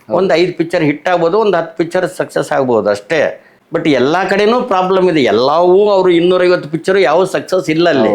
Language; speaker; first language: Kannada; native; Kannada